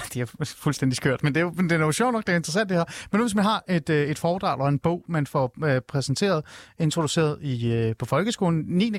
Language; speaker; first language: Danish; early bilingual, other home language; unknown